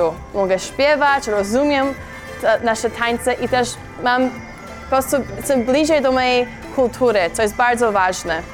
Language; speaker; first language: Polish; early bilingual, heritage; Polish